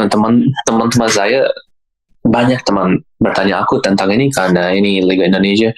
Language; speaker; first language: Indonesian; non-native, learner; English